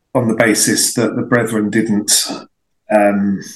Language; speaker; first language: English; native; English